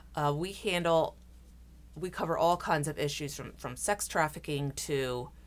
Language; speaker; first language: English; native; English